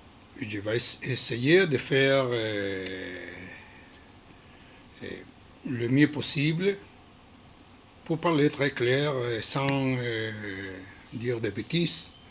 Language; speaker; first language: French; non-native, learner; Hebrew